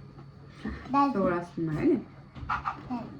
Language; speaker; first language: Russian; non-native, learner; Armenian